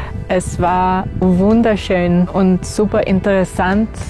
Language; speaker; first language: German; non-native, fluent; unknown